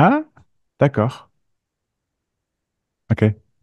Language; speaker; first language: French; native; French